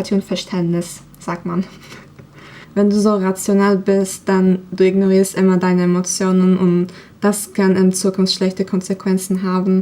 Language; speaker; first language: German; non-native, learner; Turkish